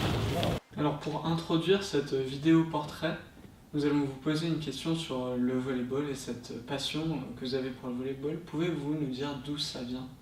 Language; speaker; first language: French; native; French